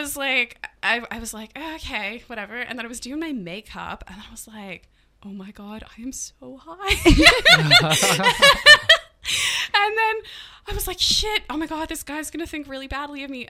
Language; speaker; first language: English; native; English